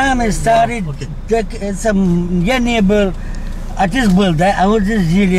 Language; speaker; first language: Russian; non-native, local second language; Uzbek